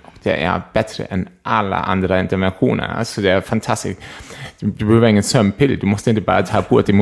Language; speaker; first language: Swedish; non-native, fluent; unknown